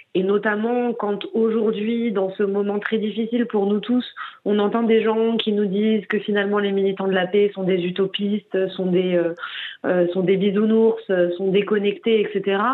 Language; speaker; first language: French; native; French